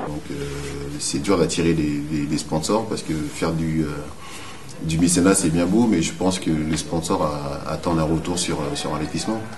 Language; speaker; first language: French; native; French